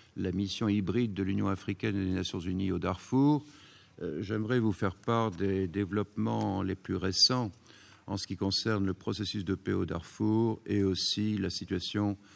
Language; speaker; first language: French; native; French